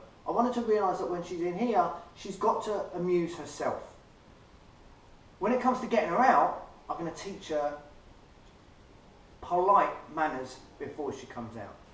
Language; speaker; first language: English; native; English